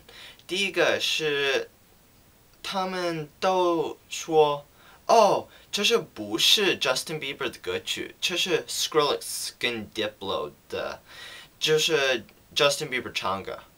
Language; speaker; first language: Chinese; non-native, learner; English